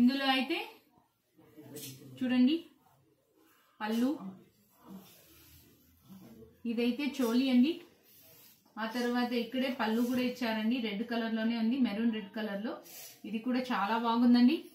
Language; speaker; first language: Telugu; native; Telugu